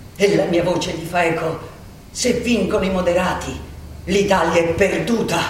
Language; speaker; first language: Italian; native; Italian